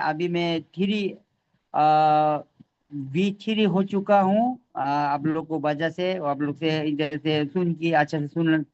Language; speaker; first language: Hindi; non-native, learner; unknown